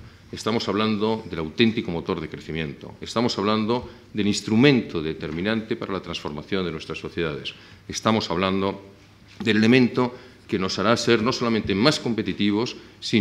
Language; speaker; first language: Spanish; native; Spanish